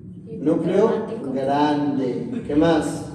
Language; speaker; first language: Spanish; native; Spanish